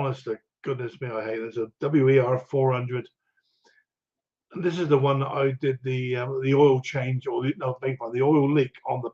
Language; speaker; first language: English; native; English